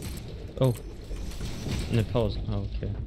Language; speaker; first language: German; native; German